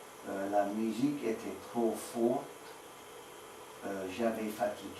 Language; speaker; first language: French; non-native, learner; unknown